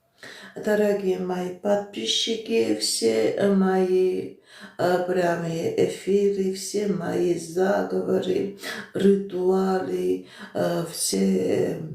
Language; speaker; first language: Russian; non-native, fluent; Armenian